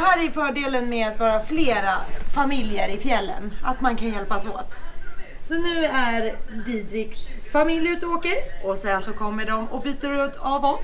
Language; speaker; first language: Swedish; native; Swedish